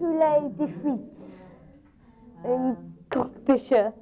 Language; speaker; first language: French; non-native, learner; English